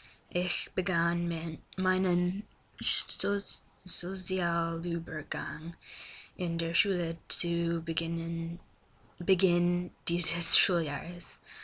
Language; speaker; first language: German; non-native, learner; English